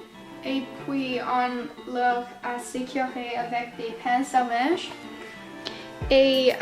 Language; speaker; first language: French; non-native, learner; English